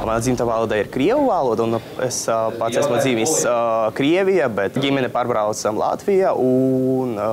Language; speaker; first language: Latvian; non-native, fluent; Russian